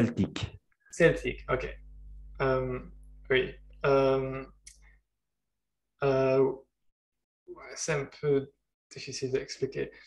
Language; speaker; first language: French; non-native, learner; German